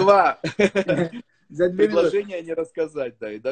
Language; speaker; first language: Russian; native; Russian